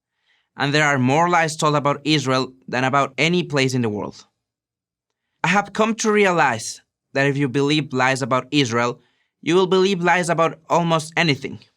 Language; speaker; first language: English; non-native, fluent; Spanish